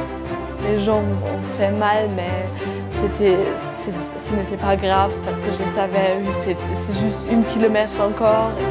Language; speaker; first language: French; non-native, fluent; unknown